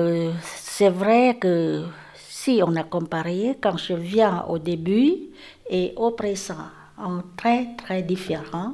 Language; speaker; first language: French; non-native, learner; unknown